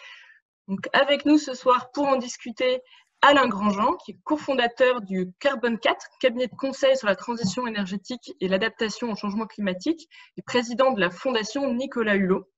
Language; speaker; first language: French; native; French